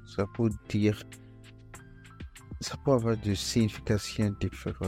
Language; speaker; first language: French; non-native, fluent; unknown